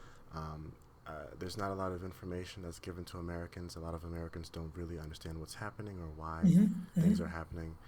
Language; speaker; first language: English; non-native, learner; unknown